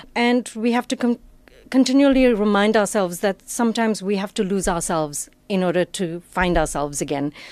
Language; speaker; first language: English; native; English